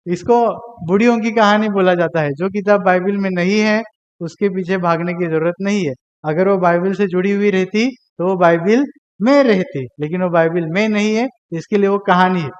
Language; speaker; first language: Hindi; non-native, local second language; Marathi